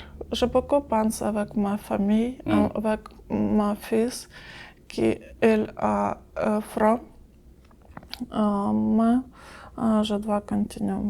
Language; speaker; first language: French; non-native, learner; Ukrainian